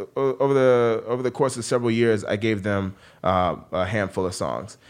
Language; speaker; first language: English; native; English